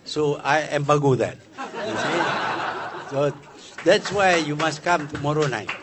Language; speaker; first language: English; non-native, local second language; Malay